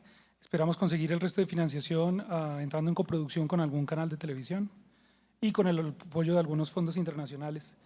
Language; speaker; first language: Spanish; native; Spanish